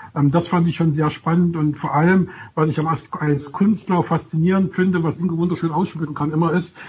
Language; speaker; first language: German; native; German